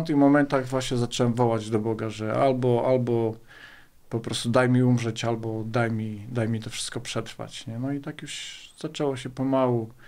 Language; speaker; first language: Polish; native; Polish